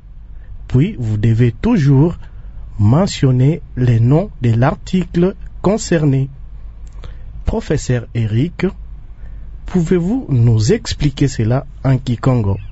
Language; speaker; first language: French; non-native, local second language; Lingala